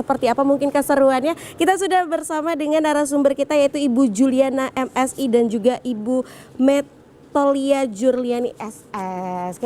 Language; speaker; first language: Indonesian; native; Indonesian